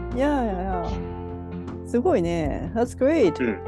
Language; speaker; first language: English; non-native, learner; Japanese